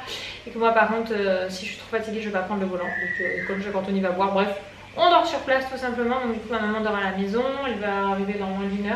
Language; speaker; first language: French; native; French